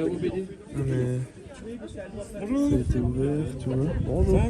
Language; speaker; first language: French; native; French